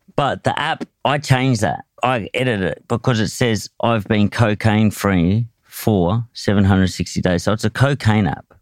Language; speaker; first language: English; native; English